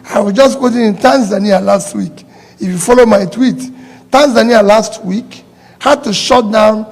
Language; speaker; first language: English; non-native, local second language; Igbo